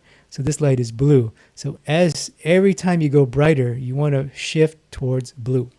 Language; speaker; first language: English; native; English